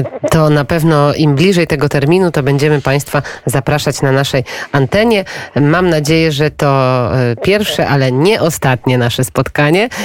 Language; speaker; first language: Polish; native; Polish